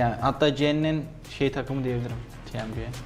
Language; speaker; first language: Turkish; native; Turkish